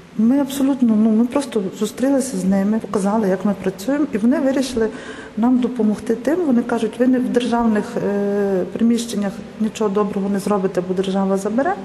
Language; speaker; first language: Ukrainian; native; Ukrainian